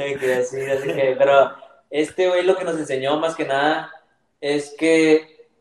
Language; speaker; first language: Spanish; native; Spanish